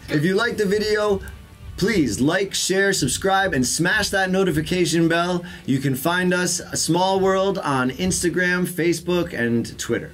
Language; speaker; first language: English; native; English